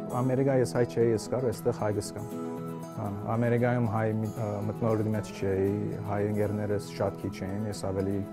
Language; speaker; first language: Armenian; early bilingual, heritage; Armenian